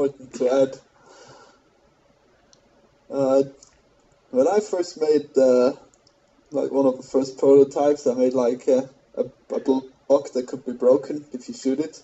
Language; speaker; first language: English; non-native, fluent; German